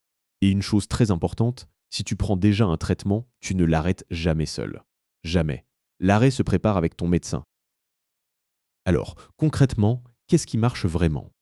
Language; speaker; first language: French; native; French